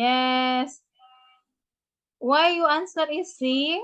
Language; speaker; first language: English; non-native, learner; Indonesian